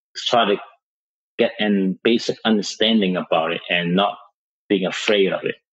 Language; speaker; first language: English; non-native, local second language; Cantonese